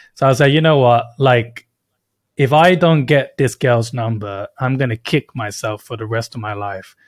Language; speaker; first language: English; native; English